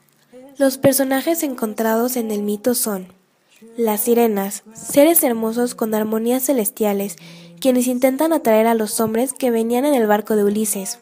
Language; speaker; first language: Spanish; native; Spanish